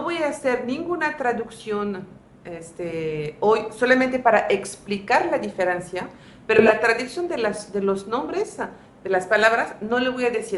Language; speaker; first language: Spanish; non-native, fluent; French